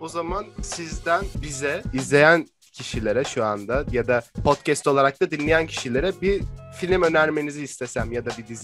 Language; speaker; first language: Turkish; native; Turkish